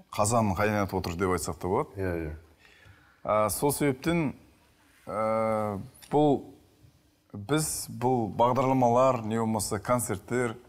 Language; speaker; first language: Kazakh; native; Kazakh